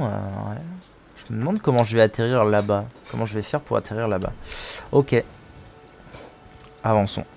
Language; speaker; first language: French; native; French